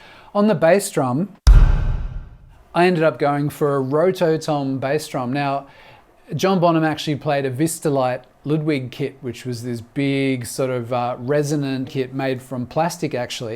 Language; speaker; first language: English; native; English